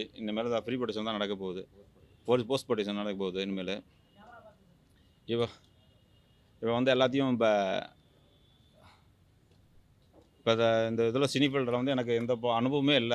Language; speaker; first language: Tamil; native; Tamil